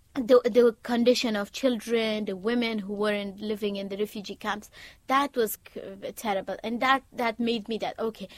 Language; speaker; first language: English; non-native, fluent; Persian